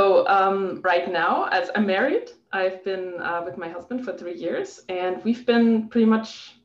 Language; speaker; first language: English; non-native, fluent; German